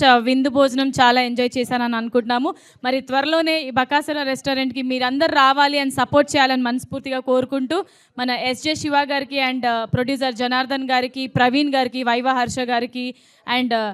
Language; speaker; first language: Telugu; native; Telugu